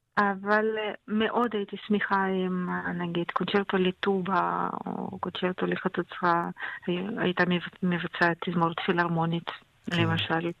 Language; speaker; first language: Hebrew; non-native, fluent; Russian